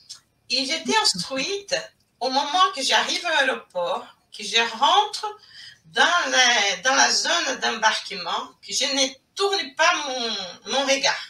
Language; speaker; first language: French; non-native, fluent; Portuguese